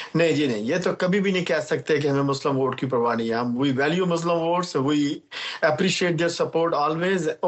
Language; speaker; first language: Urdu; native; Urdu